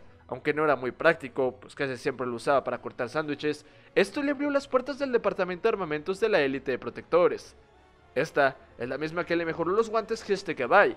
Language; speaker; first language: Spanish; native; Spanish